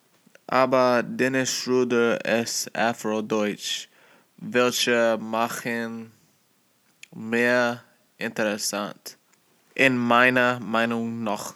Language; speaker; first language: German; non-native, learner; English